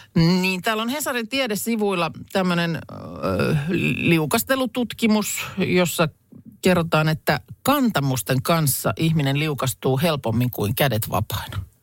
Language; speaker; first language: Finnish; native; Finnish